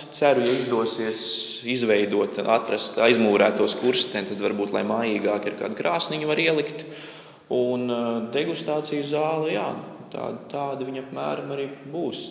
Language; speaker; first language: Latvian; native; Latvian